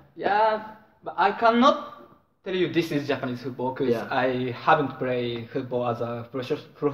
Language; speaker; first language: English; non-native, learner; Japanese